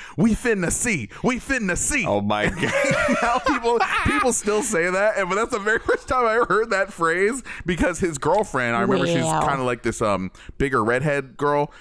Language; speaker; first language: English; native; English